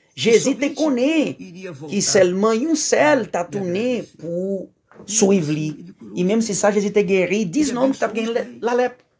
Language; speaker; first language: Haitian Creole; non-native, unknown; Portuguese